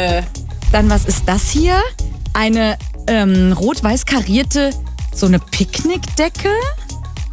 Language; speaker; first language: German; native; German